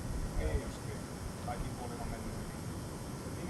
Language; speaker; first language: Finnish; native; Finnish